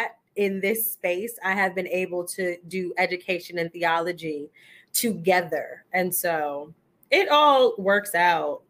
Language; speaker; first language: English; native; English